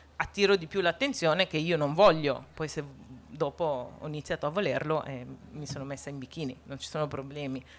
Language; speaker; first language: Italian; non-native, fluent; Arabic